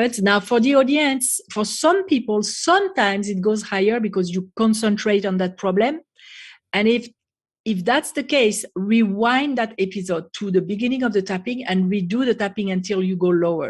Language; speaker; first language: English; non-native, fluent; French